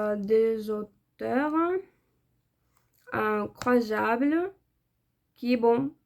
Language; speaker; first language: French; non-native, learner; Spanish